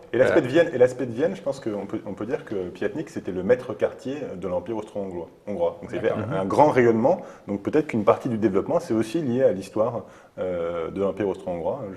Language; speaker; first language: French; native; French